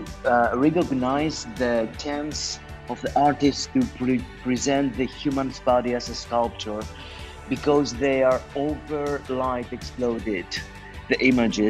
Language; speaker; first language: English; non-native, fluent; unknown